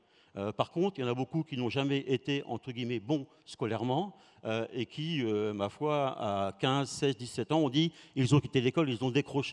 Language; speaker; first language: French; native; French